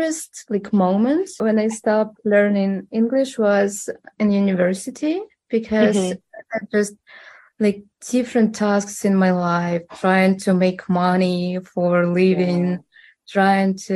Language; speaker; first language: English; non-native, fluent; Russian